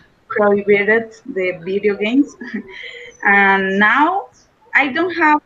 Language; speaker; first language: English; non-native, learner; Spanish